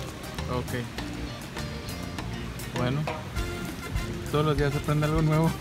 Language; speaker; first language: Spanish; early bilingual, heritage; Spanish